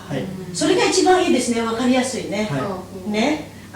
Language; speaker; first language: Japanese; non-native, learner; Filipino